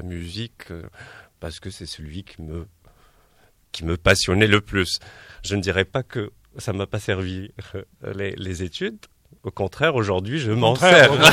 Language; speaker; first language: French; non-native, local second language; Arabic